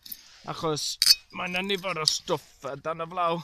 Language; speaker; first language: Welsh; non-native, learner; English